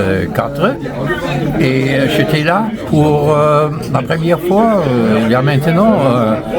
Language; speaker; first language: French; non-native, fluent; German